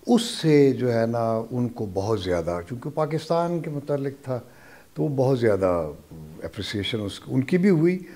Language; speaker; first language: Urdu; non-native, local second language; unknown